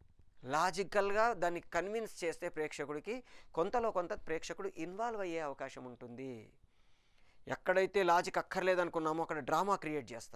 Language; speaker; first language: Telugu; native; Telugu